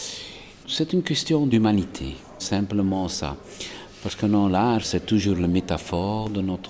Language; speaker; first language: French; non-native, local second language; Dutch